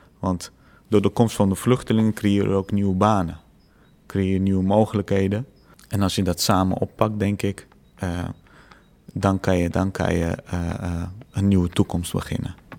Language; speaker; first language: Dutch; early bilingual, other home language; Azerbaijani